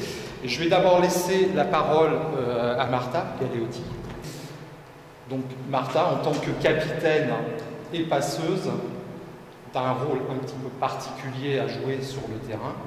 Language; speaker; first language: French; native; French